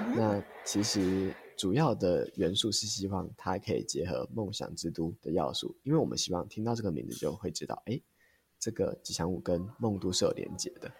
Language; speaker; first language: Chinese; native; Chinese